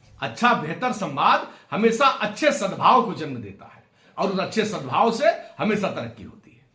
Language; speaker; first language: Hindi; native; Hindi